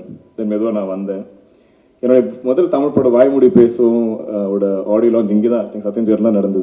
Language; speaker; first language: Tamil; non-native, local second language; Malayalam